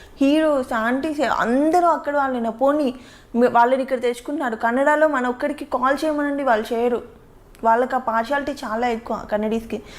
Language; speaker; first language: Telugu; native; Telugu